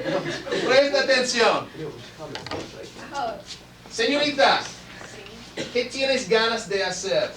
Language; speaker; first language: Spanish; non-native, fluent; English